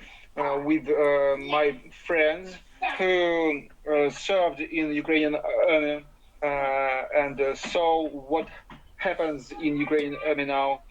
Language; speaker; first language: English; non-native, learner; Ukrainian